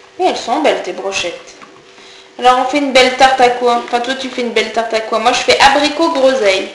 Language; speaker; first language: French; native; French